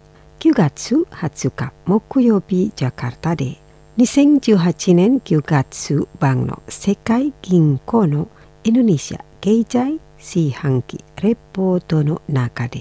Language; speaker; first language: Japanese; non-native, fluent; Indonesian